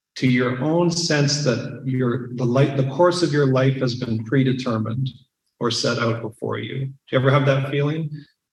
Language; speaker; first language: English; native; English